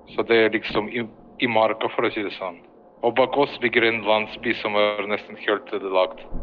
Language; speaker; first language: Norwegian; non-native, fluent; Russian